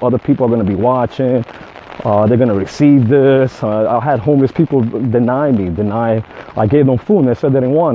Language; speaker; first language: English; native; English